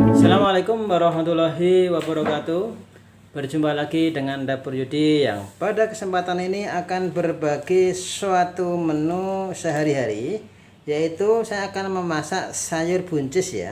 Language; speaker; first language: Indonesian; native; Indonesian